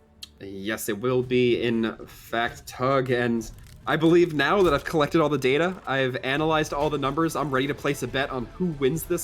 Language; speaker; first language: English; native; English